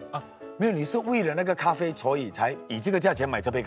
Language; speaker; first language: Chinese; native; Chinese